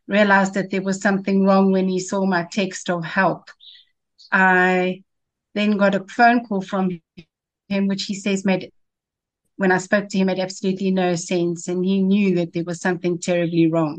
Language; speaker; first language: English; native; English